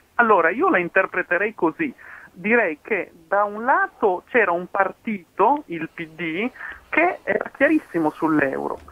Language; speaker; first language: Italian; native; Italian